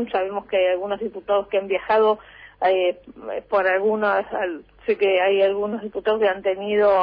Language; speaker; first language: Spanish; native; Spanish